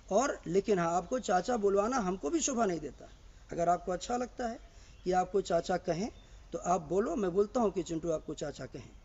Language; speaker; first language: Hindi; native; Hindi